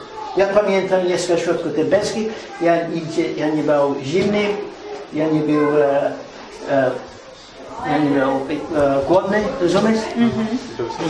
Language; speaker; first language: Polish; early bilingual, heritage; English